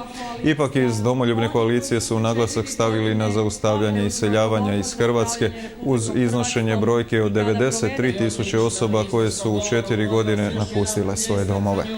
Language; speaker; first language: Croatian; native; Croatian